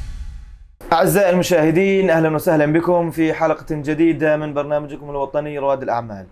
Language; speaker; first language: Arabic; native; Arabic